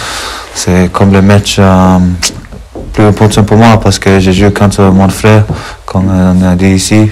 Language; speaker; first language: French; non-native, learner; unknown